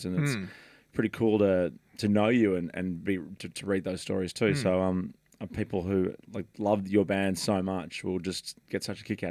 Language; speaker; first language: English; native; English